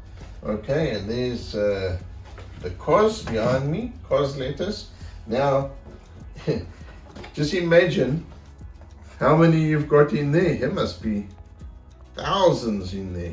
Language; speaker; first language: English; native; English